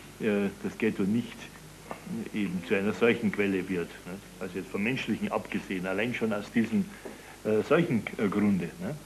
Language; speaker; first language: German; native; German